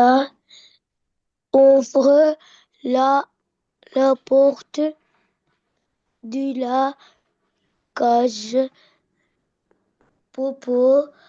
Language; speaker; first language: French; non-native, learner; Arabic